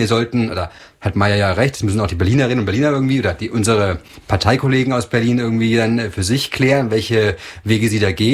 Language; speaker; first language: German; native; German